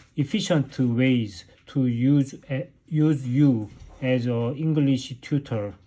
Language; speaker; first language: English; non-native, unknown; Korean